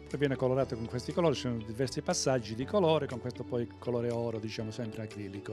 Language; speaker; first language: Italian; native; Italian